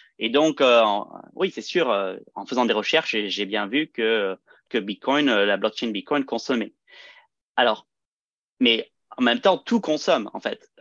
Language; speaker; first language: French; early bilingual, heritage; French